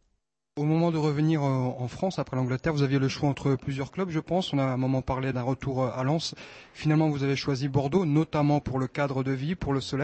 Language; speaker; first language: French; native; French